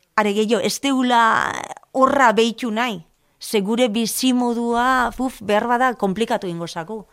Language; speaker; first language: Basque; non-native, local second language; Spanish